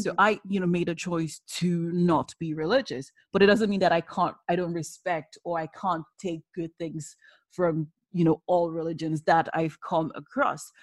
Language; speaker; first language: English; non-native, local second language; Yoruba